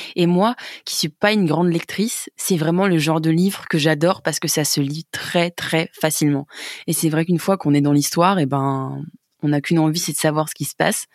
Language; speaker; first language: French; native; French